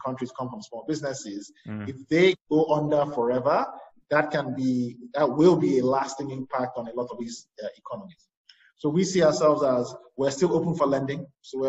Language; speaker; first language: English; non-native, local second language; Yoruba